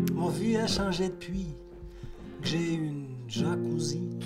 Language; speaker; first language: French; native; French